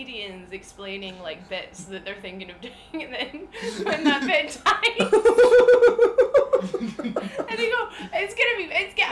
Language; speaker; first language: English; native; English